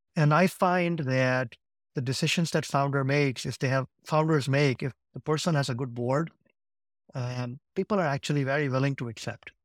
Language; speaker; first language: English; non-native, local second language; Gujarati